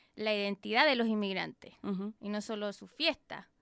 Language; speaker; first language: Spanish; native; Spanish